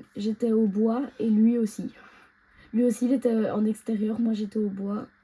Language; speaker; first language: French; native; French